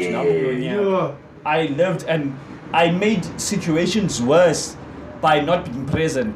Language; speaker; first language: English; non-native, local second language; Xhosa